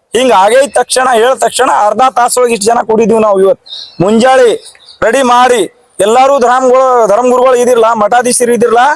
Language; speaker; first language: Kannada; non-native, local second language; Lambadi